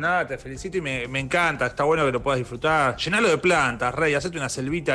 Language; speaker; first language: Spanish; native; Spanish